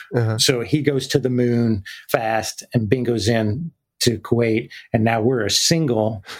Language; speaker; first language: English; native; English